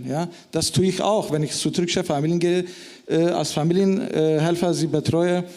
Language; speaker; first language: German; non-native, fluent; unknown